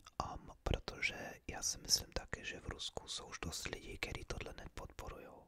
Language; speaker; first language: Czech; early bilingual, heritage; English